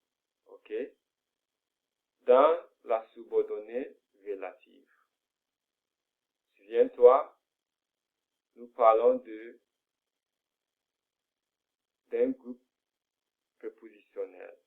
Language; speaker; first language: French; non-native, fluent; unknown